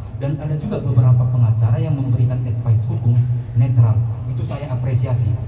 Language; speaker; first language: Indonesian; non-native, local second language; Batak Toba